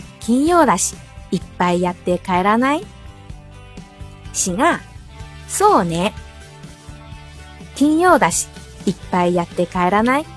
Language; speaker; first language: Japanese; non-native, fluent; Chinese